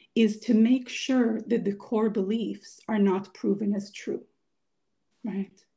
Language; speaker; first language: English; non-native, fluent; Hebrew